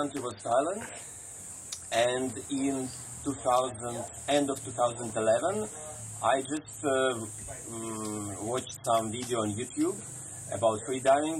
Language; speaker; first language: English; non-native, fluent; Russian